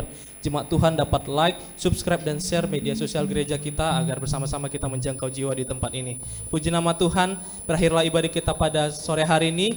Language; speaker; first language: Indonesian; native; Indonesian